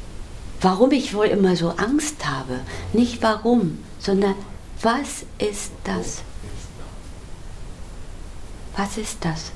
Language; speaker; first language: German; non-native, fluent; Korean